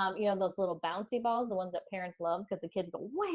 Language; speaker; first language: English; native; English